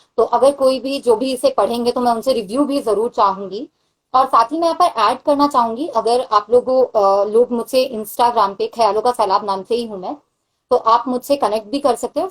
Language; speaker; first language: Hindi; non-native, local second language; Maithili